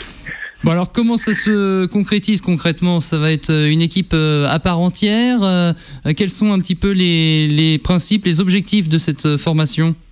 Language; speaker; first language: French; native; French